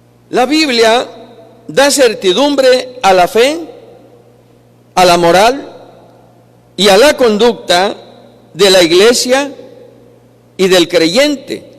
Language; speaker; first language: Spanish; native; Spanish